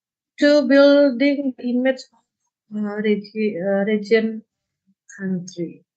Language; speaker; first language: English; non-native, learner; Indonesian